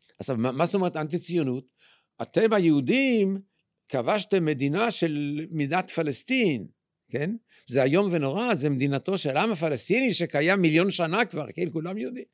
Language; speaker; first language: Hebrew; native; Hebrew